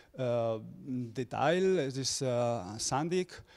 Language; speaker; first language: German; non-native, fluent; Spanish